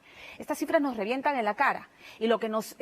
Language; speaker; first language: Spanish; native; Spanish